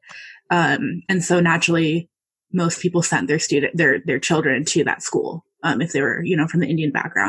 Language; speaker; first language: English; native; English